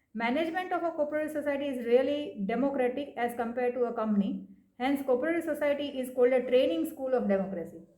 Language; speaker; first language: English; non-native, local second language; Gujarati